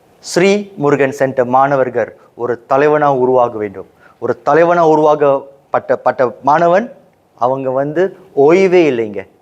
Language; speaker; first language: Tamil; native; Tamil